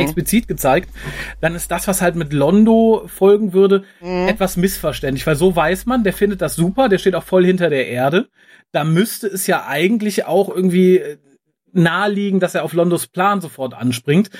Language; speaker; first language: German; native; German